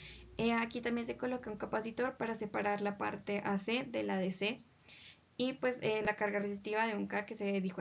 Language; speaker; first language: Spanish; native; Spanish